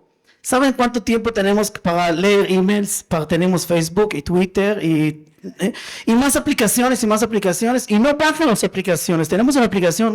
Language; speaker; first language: Spanish; non-native, fluent; Hebrew